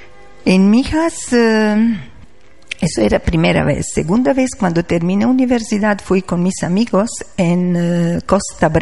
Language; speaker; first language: Spanish; non-native, learner; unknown